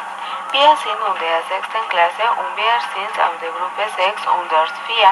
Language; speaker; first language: German; non-native, learner; Spanish